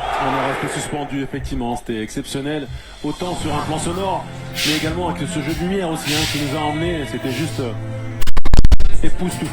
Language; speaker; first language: French; native; French